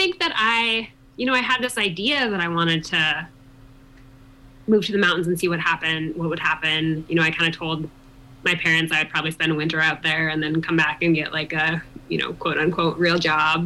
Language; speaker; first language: English; native; English